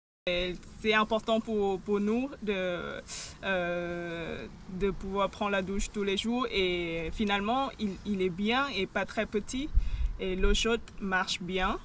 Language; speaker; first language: French; non-native, learner; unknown